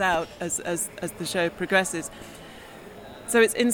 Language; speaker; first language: English; native; English